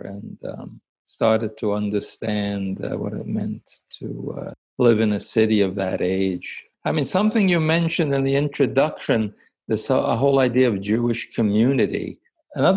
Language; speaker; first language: English; native; English